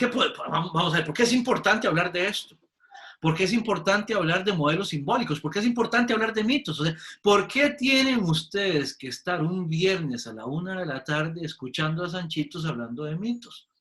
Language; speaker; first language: Spanish; native; Spanish